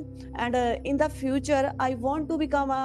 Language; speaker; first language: English; non-native, learner; Hindi